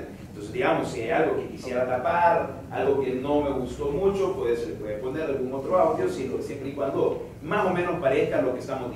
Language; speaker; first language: Spanish; native; Spanish